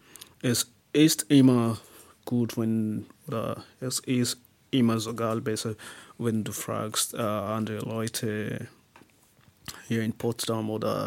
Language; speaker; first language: German; non-native, learner; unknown